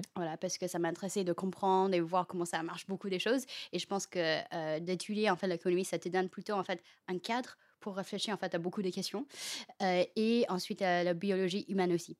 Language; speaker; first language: French; non-native, fluent; Chinese